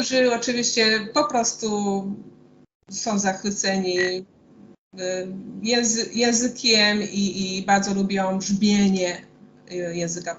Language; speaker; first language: Polish; non-native, fluent; Hungarian